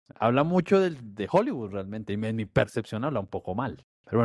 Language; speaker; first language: Spanish; native; Spanish